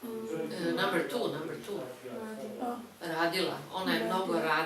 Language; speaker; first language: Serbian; non-native, fluent; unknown